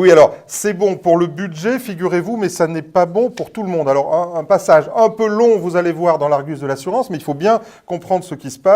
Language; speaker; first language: French; native; French